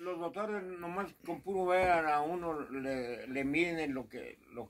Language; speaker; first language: Spanish; native; Spanish